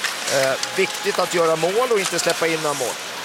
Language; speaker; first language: Swedish; native; Swedish